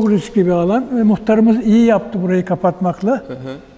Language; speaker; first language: Turkish; native; Turkish